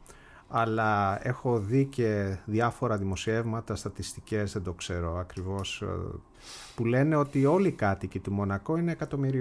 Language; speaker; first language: Greek; native; Greek